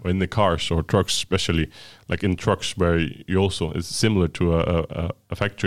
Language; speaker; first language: English; non-native, fluent; Icelandic